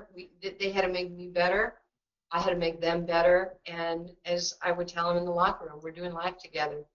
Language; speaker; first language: English; native; English